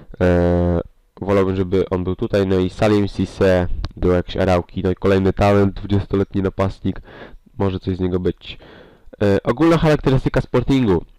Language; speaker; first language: Polish; native; Polish